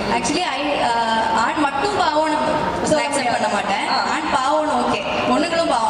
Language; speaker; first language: Tamil; non-native, learner; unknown